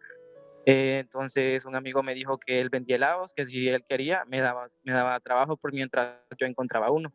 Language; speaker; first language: Spanish; native; Spanish